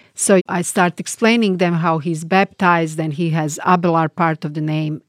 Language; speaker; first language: English; non-native, fluent; Bosnian